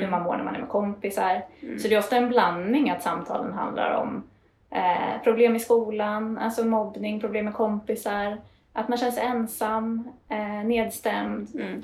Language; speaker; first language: Swedish; native; Swedish